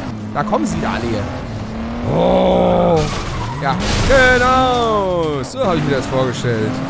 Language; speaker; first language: German; native; German